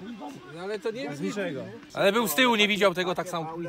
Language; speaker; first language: Polish; native; Polish